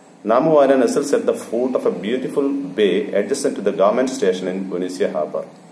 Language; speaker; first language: English; non-native, local second language; Malayalam